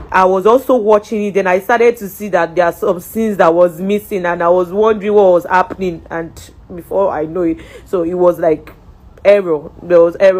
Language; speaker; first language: English; non-native, local second language; Yoruba